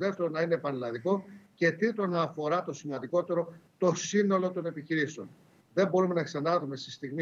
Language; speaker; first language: Greek; native; Greek